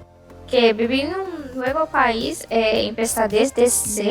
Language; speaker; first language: Spanish; non-native, learner; Portuguese